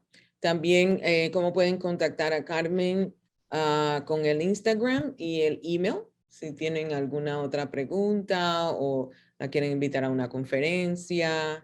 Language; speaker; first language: Spanish; early bilingual, heritage; Spanish